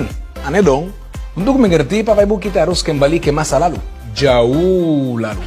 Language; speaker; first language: Indonesian; non-native, fluent; Hebrew